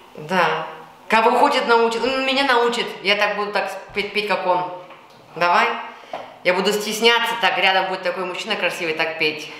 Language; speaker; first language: Russian; early bilingual, heritage; Russian